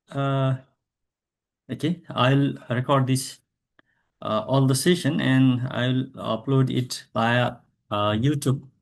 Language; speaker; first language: English; non-native, local second language; Nepali